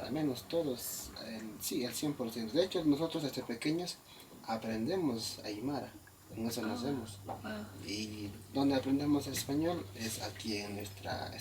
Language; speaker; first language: Spanish; non-native, local second language; Aymara